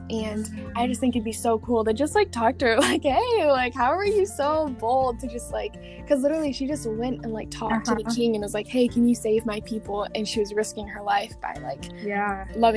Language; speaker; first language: English; native; English